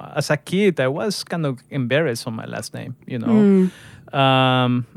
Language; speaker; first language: English; non-native, fluent; Spanish